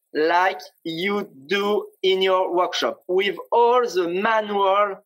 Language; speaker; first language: English; non-native, fluent; French